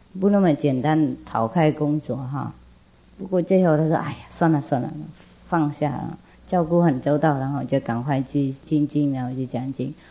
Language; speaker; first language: Chinese; non-native, fluent; Vietnamese